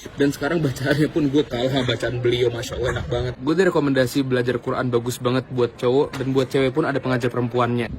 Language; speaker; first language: Indonesian; native; Indonesian